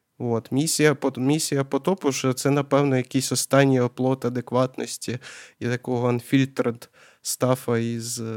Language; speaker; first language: Ukrainian; non-native, local second language; Russian